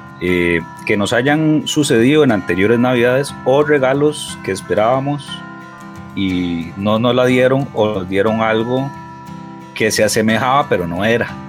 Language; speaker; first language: Spanish; native; Spanish